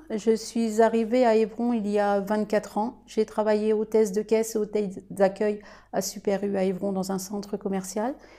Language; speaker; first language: French; native; French